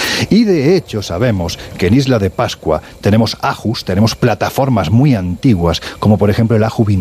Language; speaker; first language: Spanish; native; Spanish